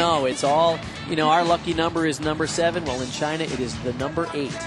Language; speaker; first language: English; native; English